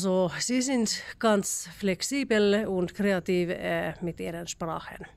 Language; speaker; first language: German; non-native, learner; Finnish